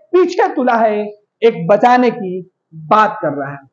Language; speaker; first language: Hindi; native; Hindi